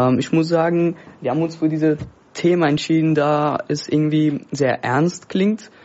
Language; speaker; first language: German; non-native, fluent; Persian